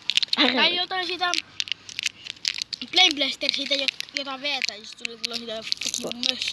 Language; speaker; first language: Finnish; native; Finnish